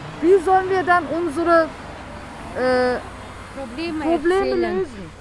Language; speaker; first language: German; non-native, learner; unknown